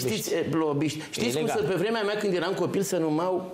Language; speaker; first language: Romanian; native; Romanian